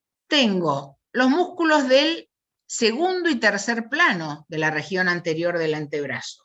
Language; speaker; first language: Spanish; native; Spanish